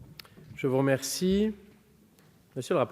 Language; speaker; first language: French; native; French